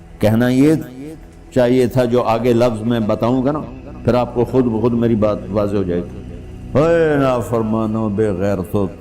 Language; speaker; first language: Urdu; non-native, local second language; Punjabi